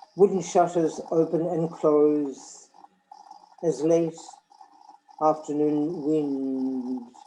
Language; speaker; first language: English; non-native, fluent; Lithuanian